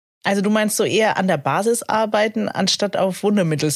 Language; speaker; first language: German; native; German